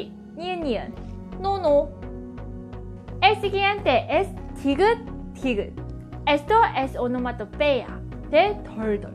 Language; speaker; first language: Spanish; non-native, learner; Korean